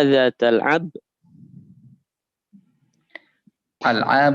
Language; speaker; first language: Arabic; non-native, learner; Indonesian